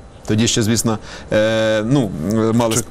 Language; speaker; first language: Ukrainian; native; Ukrainian